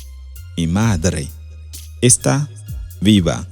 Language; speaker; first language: Spanish; non-native, fluent; Haitian Creole